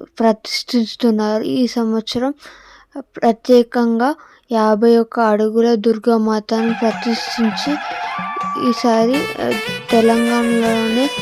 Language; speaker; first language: Telugu; native; Telugu